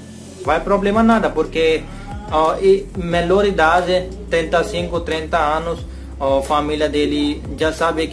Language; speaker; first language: Portuguese; non-native, learner; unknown